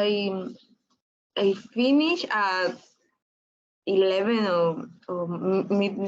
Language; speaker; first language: English; non-native, learner; Spanish